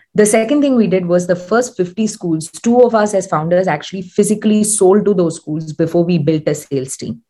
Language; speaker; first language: English; non-native, local second language; Tamil